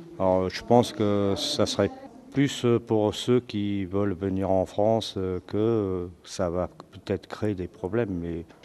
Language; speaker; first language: French; early bilingual, other home language; Portuguese